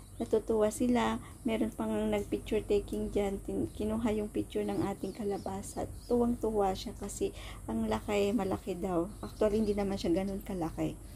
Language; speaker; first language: Filipino; non-native, local second language; Iloko